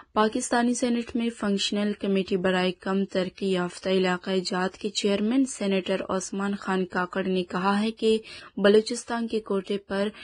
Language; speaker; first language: Urdu; non-native, local second language; Baluchi